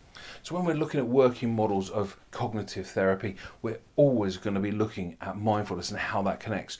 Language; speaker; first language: English; native; English